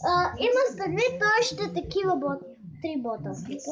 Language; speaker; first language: Bulgarian; native; Bulgarian